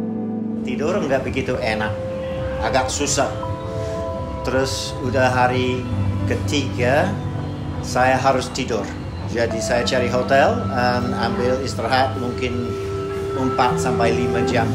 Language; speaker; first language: Indonesian; non-native, fluent; English